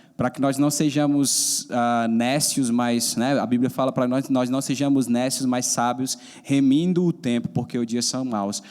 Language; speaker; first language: Portuguese; native; Portuguese